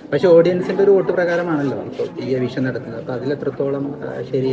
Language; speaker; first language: Malayalam; native; Malayalam